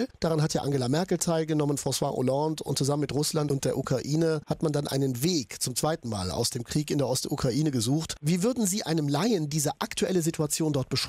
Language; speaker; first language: German; native; German